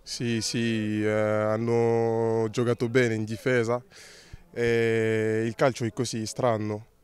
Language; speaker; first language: Italian; non-native, fluent; French